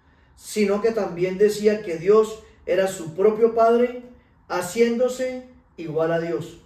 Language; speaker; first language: Spanish; native; Spanish